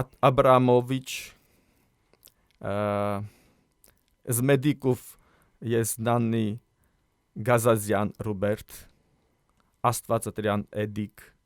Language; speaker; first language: Polish; non-native, learner; Armenian